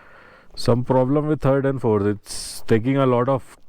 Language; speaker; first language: English; non-native, fluent; Hindi